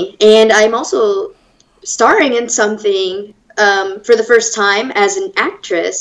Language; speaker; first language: English; native; English